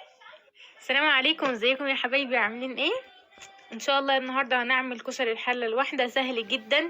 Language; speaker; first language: Arabic; native; Arabic